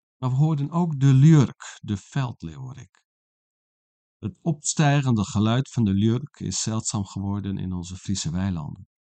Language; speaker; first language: Dutch; non-native, local second language; Western Frisian